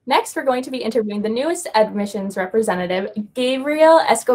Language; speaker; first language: English; native; English